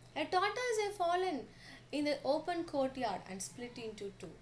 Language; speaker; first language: English; non-native, local second language; Tamil